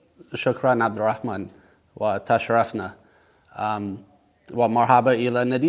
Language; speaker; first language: Arabic; non-native, learner; English